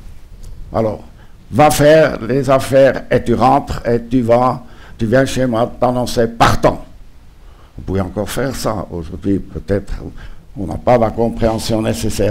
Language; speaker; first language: French; non-native, local second language; German